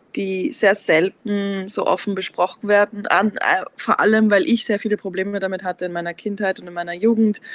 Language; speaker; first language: German; native; German